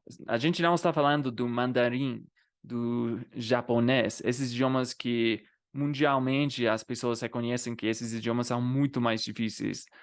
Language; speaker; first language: Portuguese; non-native, fluent; English